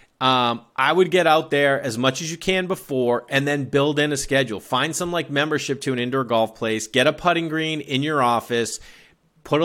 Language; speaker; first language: English; native; English